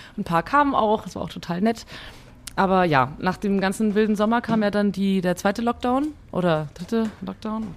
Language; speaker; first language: German; early bilingual, other home language; Hungarian